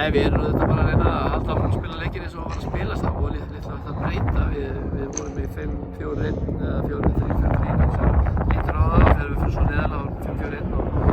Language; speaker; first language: Icelandic; native; Icelandic